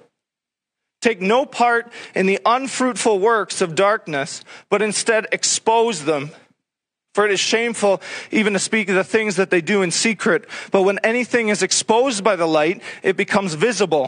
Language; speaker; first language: English; native; English